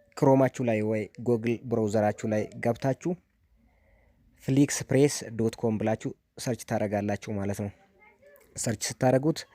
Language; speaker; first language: Amharic; non-native, local second language; Oromo